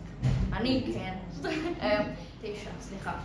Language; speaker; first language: Hebrew; early bilingual, other home language; English